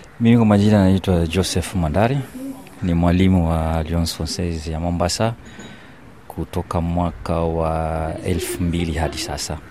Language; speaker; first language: Swahili; native; Swahili